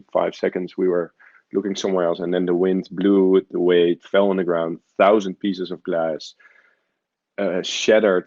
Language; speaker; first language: English; non-native, fluent; Dutch